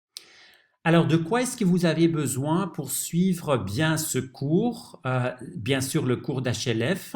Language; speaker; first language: French; non-native, fluent; Dutch